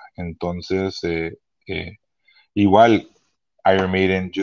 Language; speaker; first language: Spanish; early bilingual, heritage; Spanish